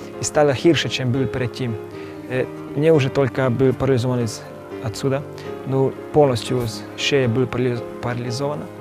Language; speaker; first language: Russian; non-native, local second language; Romany